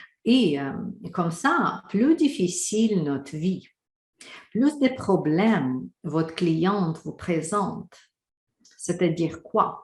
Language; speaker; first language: French; non-native, fluent; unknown